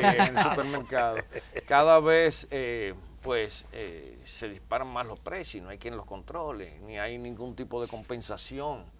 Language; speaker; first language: Spanish; native; Spanish